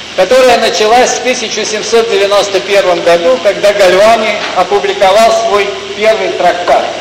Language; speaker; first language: Russian; native; Russian